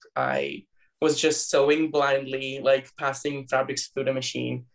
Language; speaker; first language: English; non-native, fluent; Hebrew